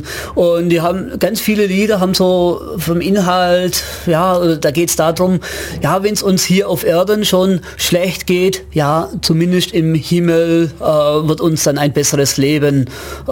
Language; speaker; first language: German; native; German